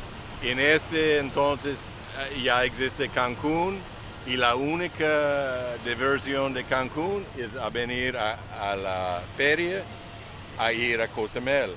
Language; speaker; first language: Spanish; non-native, learner; English